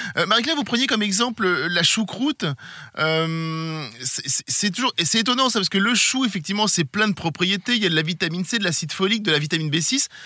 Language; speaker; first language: French; native; French